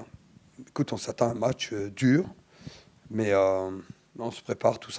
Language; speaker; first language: French; native; French